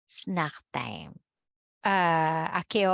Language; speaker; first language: Spanish; non-native, fluent; Filipino